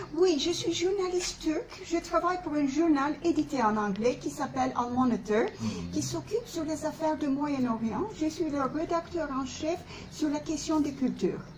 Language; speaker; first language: French; non-native, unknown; Turkish